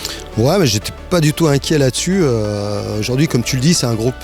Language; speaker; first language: French; native; French